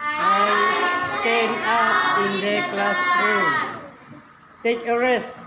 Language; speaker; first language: English; non-native, learner; Indonesian